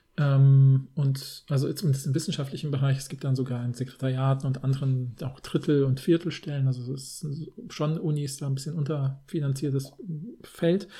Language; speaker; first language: German; native; German